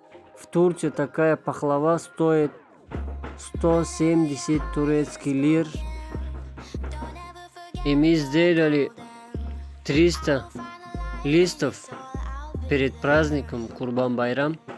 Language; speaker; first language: Russian; non-native, fluent; Tajik